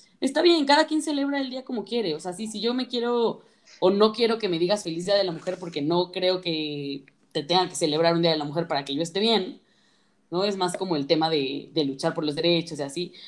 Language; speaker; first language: Spanish; native; Spanish